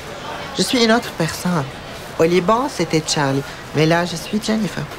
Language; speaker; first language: French; non-native, learner; Arabic